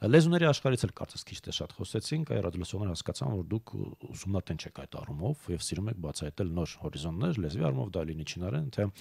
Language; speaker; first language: Armenian; native; Armenian